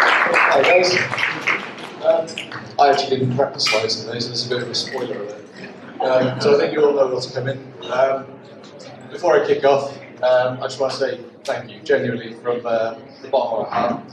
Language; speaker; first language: English; native; English